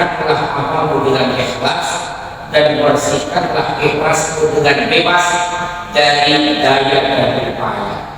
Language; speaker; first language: Indonesian; non-native, local second language; Sundanese